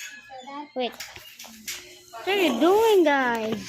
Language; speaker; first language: English; non-native, local second language; Filipino